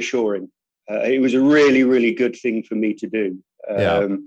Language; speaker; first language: English; native; English